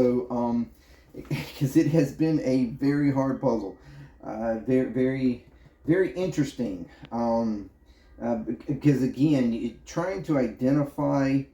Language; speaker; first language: English; native; English